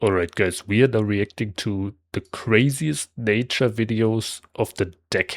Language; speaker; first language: English; non-native, fluent; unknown